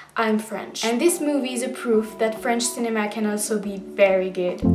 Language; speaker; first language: English; non-native, fluent; French